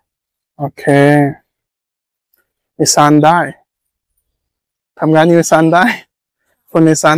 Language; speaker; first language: Thai; non-native, learner; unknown